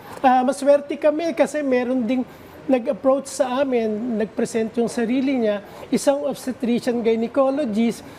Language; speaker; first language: Filipino; native; Filipino